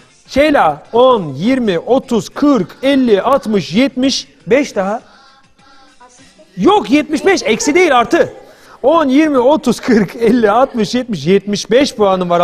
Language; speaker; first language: Turkish; native; Turkish